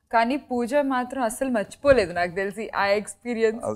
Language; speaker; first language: Telugu; native; Telugu